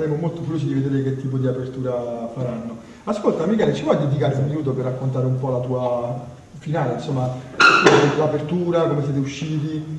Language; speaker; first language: Italian; native; Italian